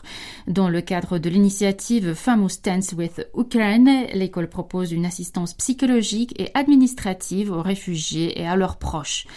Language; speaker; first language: French; native; French